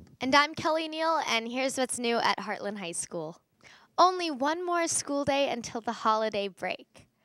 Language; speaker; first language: English; native; English